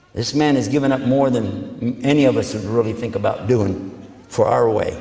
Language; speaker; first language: English; native; English